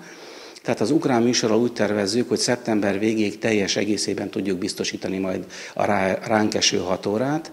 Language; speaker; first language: Hungarian; native; Hungarian